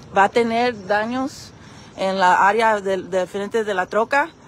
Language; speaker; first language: Spanish; early bilingual, heritage; Spanish